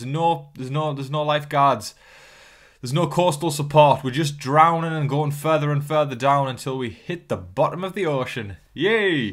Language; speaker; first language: English; native; English